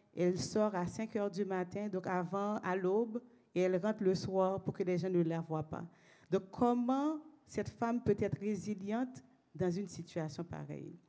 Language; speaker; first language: French; native; French